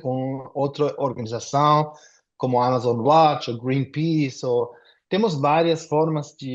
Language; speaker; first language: Portuguese; non-native, fluent; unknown